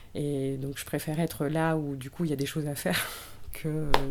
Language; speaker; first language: French; native; French